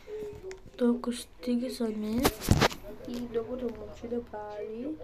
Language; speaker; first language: Bulgarian; early bilingual, heritage; Bulgarian